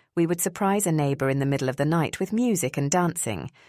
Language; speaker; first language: English; early bilingual, other home language; Spanish